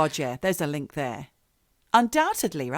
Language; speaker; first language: English; native; English